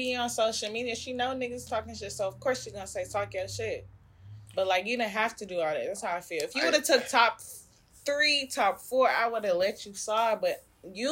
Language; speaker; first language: English; native; English